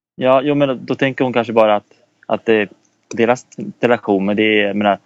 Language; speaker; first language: Swedish; native; Swedish